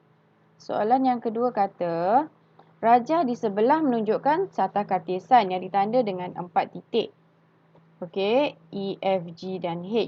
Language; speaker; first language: Malay; native; Malay